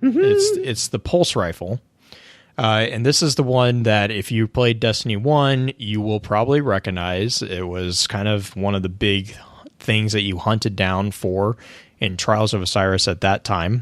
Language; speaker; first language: English; native; English